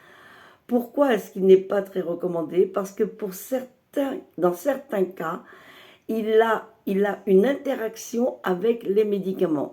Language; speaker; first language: French; native; French